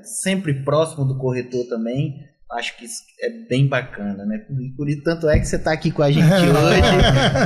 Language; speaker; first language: Portuguese; native; Portuguese